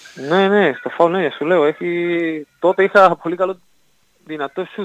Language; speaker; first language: Greek; non-native, fluent; Spanish